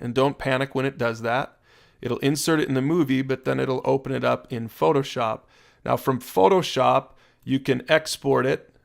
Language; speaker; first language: English; native; English